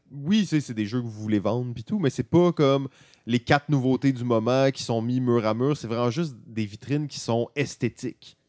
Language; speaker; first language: French; native; French